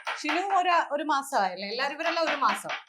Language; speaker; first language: Malayalam; native; Malayalam